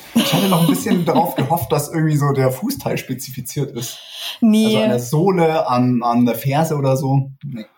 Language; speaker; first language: German; native; German